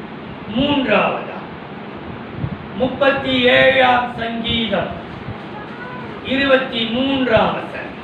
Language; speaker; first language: Tamil; native; Tamil